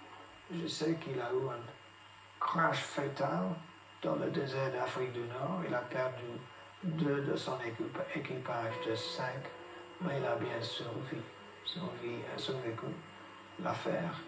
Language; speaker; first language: French; non-native, fluent; English